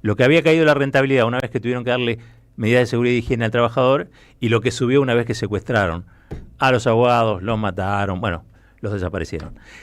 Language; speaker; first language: Spanish; native; Spanish